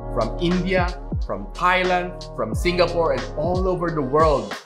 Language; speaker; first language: English; non-native, local second language; Filipino